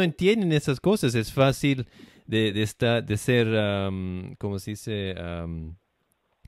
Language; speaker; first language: Spanish; non-native, learner; English